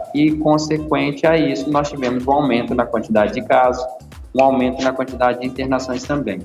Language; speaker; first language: Portuguese; native; Portuguese